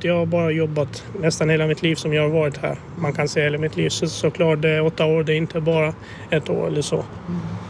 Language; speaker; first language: Swedish; non-native, fluent; Albanian